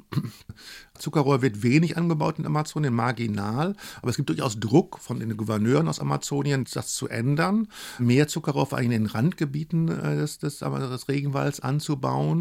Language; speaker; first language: German; native; German